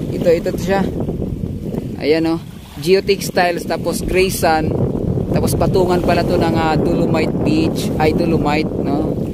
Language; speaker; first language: Filipino; non-native, local second language; Cebuano